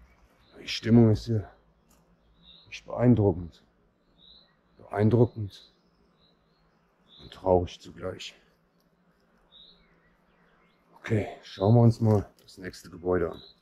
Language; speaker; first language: German; native; German